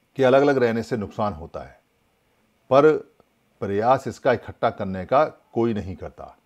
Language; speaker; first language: Hindi; native; Hindi